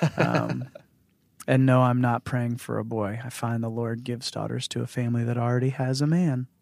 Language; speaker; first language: English; native; English